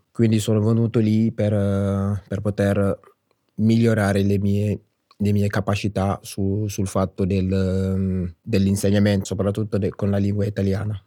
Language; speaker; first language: Italian; non-native, fluent; Wolof